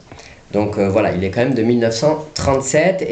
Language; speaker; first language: French; native; French